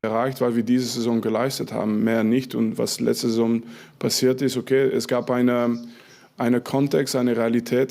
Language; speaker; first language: German; non-native, fluent; French